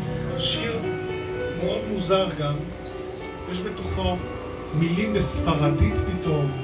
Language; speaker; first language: Hebrew; native; Hebrew